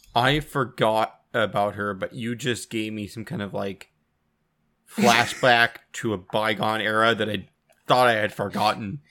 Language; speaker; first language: English; native; English